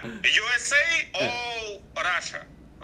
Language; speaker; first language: English; non-native, learner; Russian